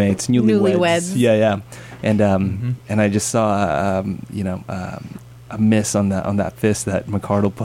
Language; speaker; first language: English; native; English